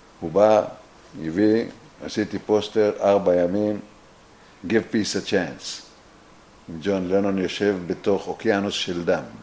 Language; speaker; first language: Hebrew; native; Hebrew